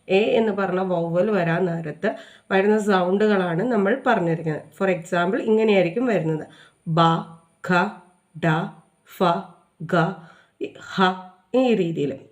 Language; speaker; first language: Malayalam; native; Malayalam